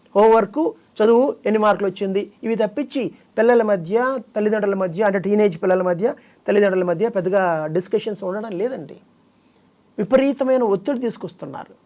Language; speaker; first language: Telugu; native; Telugu